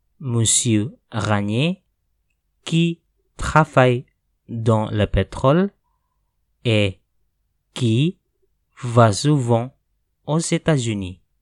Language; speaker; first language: French; non-native, fluent; Indonesian